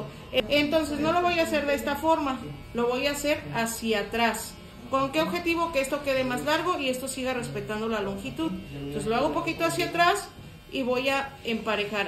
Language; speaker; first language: Spanish; native; Spanish